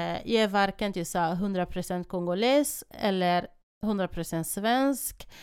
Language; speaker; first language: Swedish; early bilingual, other home language; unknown